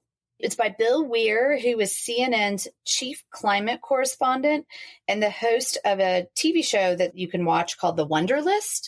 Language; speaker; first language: English; native; English